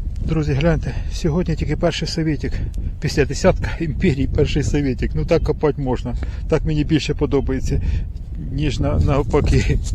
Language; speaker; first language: Ukrainian; native; Ukrainian